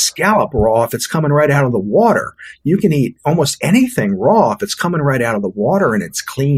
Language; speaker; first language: English; native; English